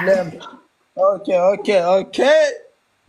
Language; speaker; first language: Russian; non-native, learner; Turkmen